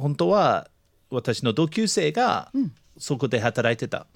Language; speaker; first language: Japanese; non-native, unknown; English